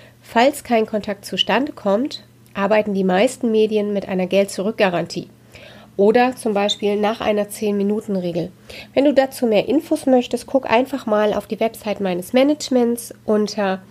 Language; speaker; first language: German; native; German